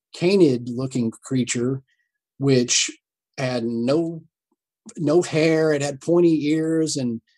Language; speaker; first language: English; native; English